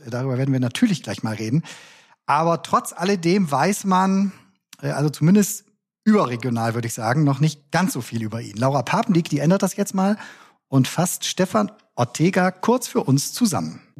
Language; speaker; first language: German; native; German